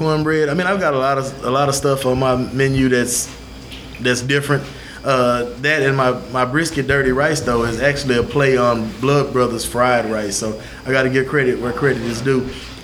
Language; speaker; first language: English; native; English